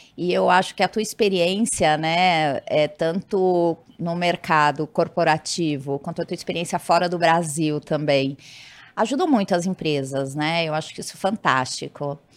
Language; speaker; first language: Portuguese; native; Portuguese